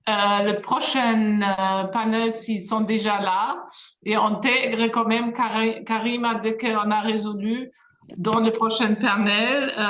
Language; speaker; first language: French; non-native, fluent; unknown